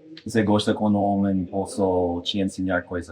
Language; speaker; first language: Portuguese; non-native, fluent; English